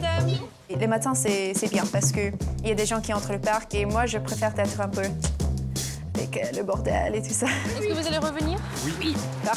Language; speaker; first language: French; non-native, fluent; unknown